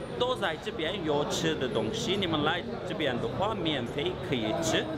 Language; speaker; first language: Chinese; non-native, fluent; Turkish